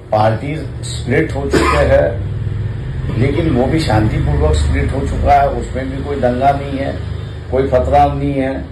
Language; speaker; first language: Hindi; non-native, local second language; Marathi